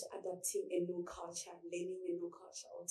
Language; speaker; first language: English; non-native, local second language; Tswana